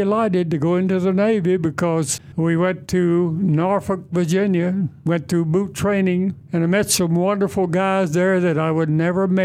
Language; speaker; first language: English; native; English